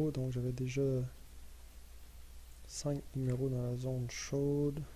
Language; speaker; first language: French; native; French